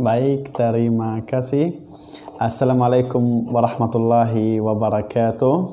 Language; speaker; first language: Indonesian; non-native, learner; Arabic